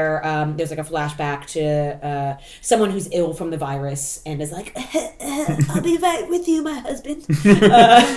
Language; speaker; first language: English; native; English